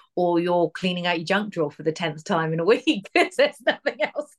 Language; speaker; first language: English; native; English